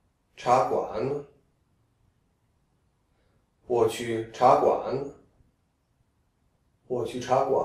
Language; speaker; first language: Chinese; non-native, fluent; Czech